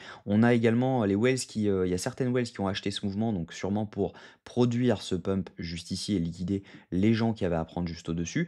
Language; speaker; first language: French; native; French